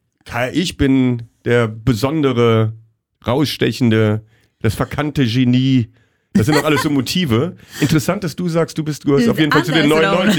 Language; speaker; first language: German; native; German